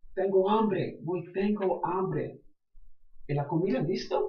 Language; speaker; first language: Spanish; non-native, learner; English